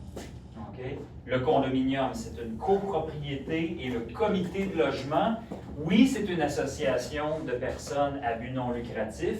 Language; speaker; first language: French; native; French